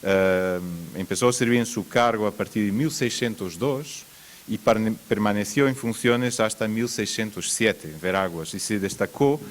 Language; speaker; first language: Spanish; non-native, fluent; Portuguese